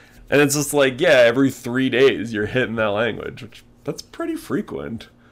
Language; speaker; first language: English; native; English